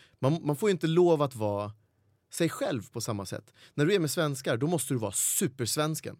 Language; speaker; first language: Swedish; early bilingual, other home language; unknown